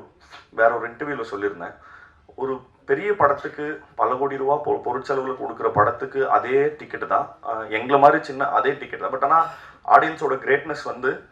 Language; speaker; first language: Tamil; native; Tamil